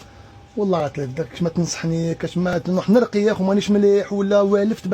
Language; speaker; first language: Arabic; native; Arabic